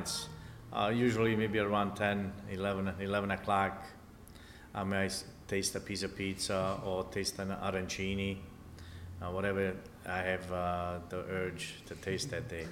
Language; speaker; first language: English; non-native, fluent; Italian